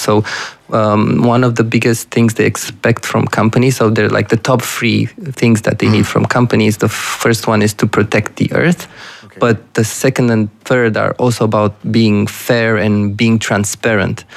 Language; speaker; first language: English; non-native, fluent; Romanian